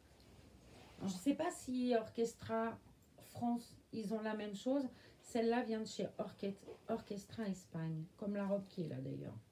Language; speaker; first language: French; native; French